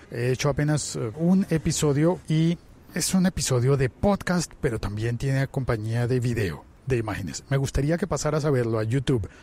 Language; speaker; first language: Spanish; native; Spanish